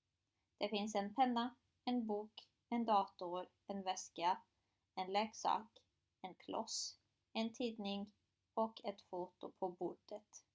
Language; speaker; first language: Swedish; non-native, fluent; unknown